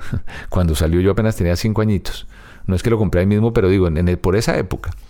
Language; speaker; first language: Spanish; native; Spanish